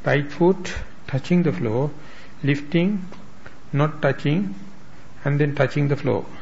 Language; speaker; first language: English; non-native, local second language; Sinhala